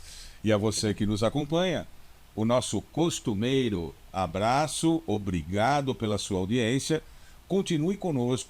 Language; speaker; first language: Portuguese; native; Portuguese